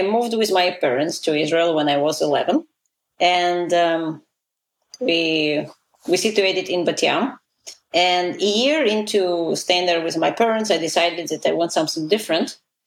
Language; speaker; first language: English; non-native, fluent; Russian